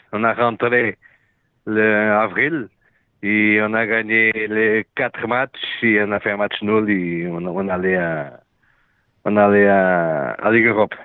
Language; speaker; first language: French; non-native, learner; Portuguese